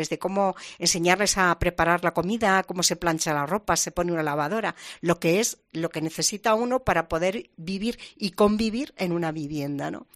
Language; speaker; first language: Spanish; native; Spanish